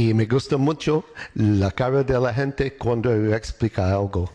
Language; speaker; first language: Spanish; non-native, learner; English